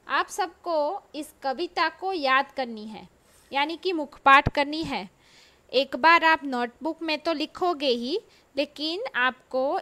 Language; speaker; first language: Hindi; non-native, local second language; Gujarati